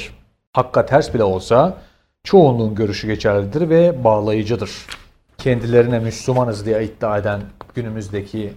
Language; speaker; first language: Turkish; native; Turkish